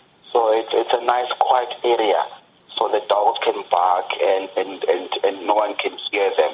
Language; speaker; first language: English; non-native, local second language; Xhosa